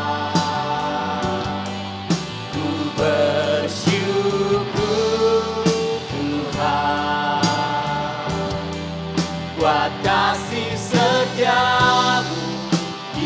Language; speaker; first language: Indonesian; native; Indonesian